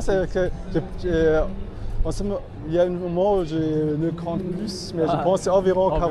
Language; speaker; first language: French; non-native, fluent; German